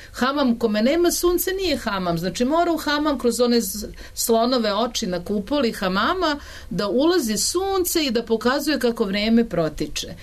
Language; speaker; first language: Serbian; native; Serbian